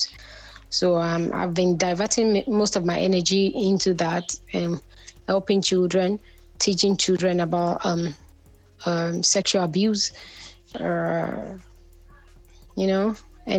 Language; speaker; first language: English; non-native, local second language; Yoruba